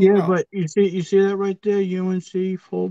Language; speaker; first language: English; native; English